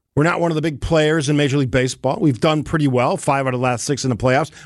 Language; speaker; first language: English; native; English